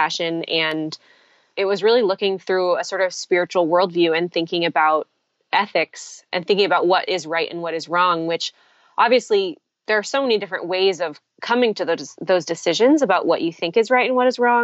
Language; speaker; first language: English; native; English